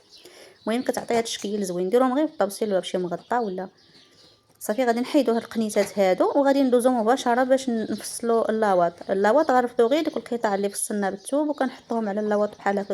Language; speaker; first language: Arabic; native; Arabic